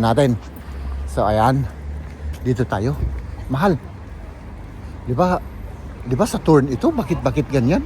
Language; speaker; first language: Filipino; native; Filipino